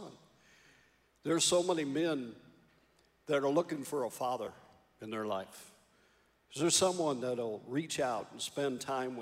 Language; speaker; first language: English; native; English